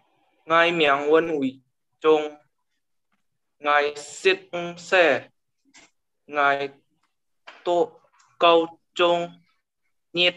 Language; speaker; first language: Chinese; non-native, learner; Indonesian